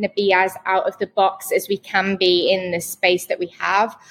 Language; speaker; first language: English; native; English